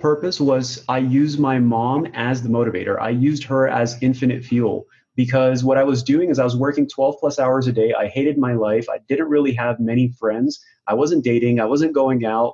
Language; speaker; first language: English; non-native, local second language; Urdu